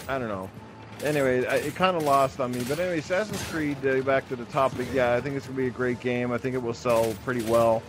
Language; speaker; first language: English; native; English